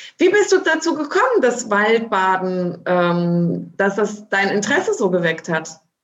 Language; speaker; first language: German; native; German